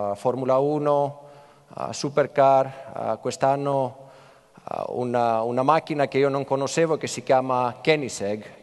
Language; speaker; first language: Italian; non-native, fluent; Greek